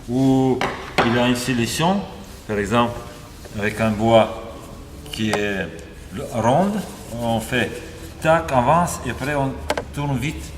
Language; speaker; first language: French; non-native, fluent; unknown